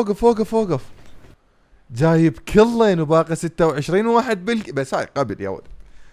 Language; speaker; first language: Arabic; native; Arabic